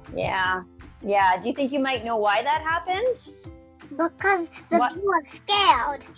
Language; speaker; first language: English; native; English